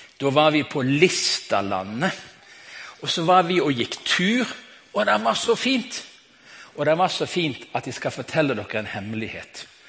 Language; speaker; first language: Norwegian; native; Norwegian